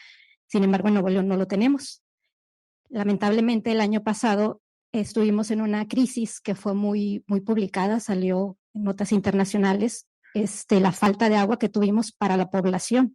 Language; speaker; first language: Spanish; native; Spanish